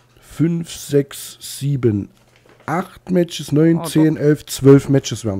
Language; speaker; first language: German; native; German